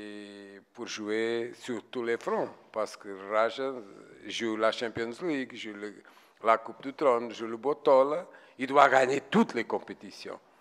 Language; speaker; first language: French; non-native, fluent; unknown